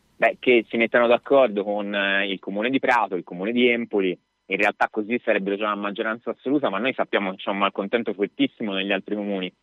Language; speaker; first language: Italian; native; Italian